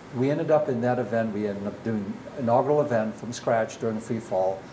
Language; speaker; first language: English; early bilingual, other home language; Dutch